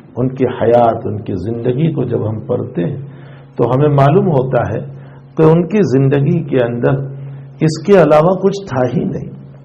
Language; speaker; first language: Urdu; non-native, local second language; Gujarati